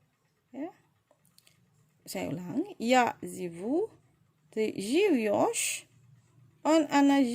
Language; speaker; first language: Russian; non-native, fluent; Indonesian